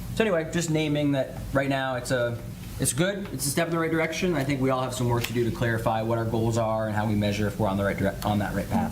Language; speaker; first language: English; native; English